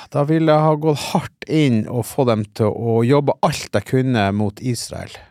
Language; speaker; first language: Norwegian; native; Norwegian